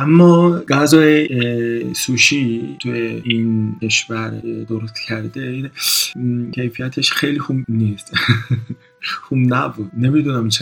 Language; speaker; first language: Persian; non-native, learner; Korean